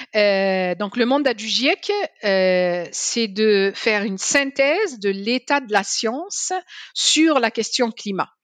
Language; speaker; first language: French; non-native, local second language; Arabic